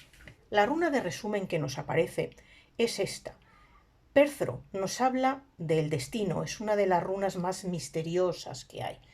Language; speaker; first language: Spanish; native; Spanish